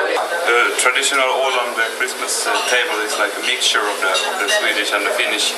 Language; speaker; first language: English; non-native, fluent; Swedish